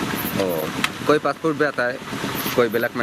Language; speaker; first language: Hindi; non-native, learner; Bangla